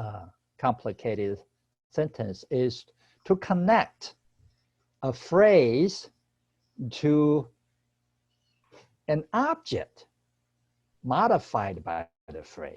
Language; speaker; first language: English; non-native, fluent; Chinese